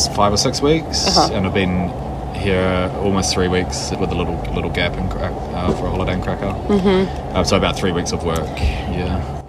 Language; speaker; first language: English; native; English